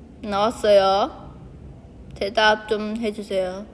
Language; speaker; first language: Korean; non-native, fluent; Chinese